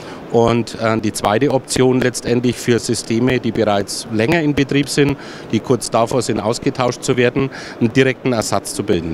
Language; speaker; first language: German; native; German